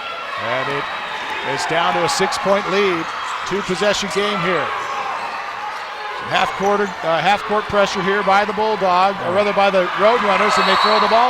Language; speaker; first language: English; native; English